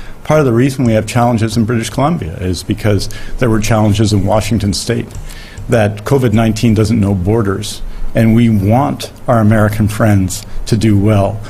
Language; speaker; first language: English; native; English